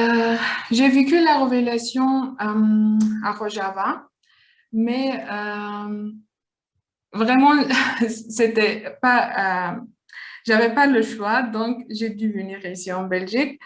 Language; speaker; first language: French; non-native, learner; Kurdish